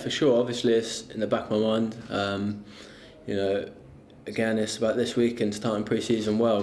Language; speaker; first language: English; native; English